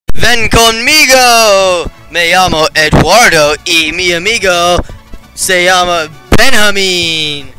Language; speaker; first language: Spanish; non-native, learner; English